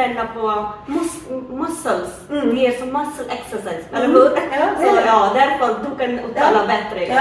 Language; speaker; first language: Swedish; non-native, learner; Hindi